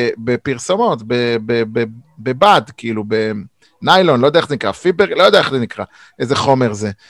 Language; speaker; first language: Hebrew; native; Hebrew